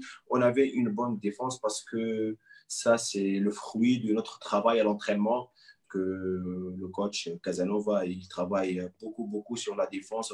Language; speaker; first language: French; non-native, local second language; Arabic